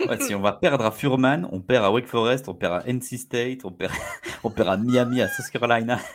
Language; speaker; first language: French; native; French